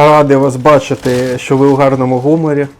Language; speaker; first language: Ukrainian; non-native, local second language; Russian